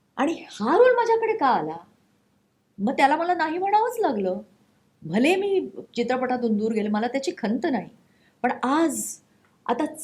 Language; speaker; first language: Marathi; non-native, local second language; Konkani